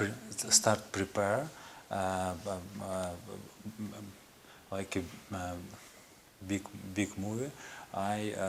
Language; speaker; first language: English; non-native, learner; Ukrainian